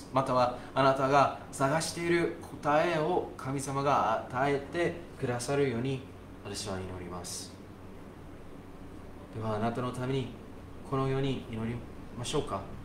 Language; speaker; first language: Japanese; non-native, fluent; English